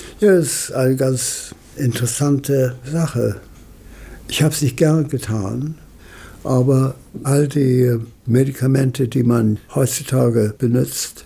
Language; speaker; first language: German; early bilingual, heritage; German